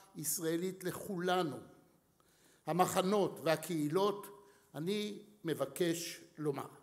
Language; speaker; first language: Hebrew; native; Hebrew